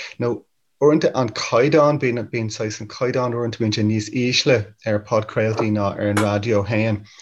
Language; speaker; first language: Irish; non-native, local second language; English